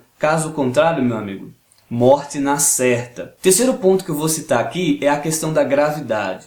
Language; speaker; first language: Portuguese; native; Portuguese